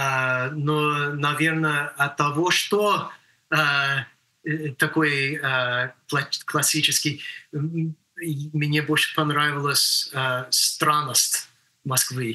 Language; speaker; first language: Russian; non-native, fluent; English